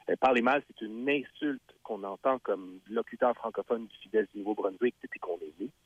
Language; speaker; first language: French; native; French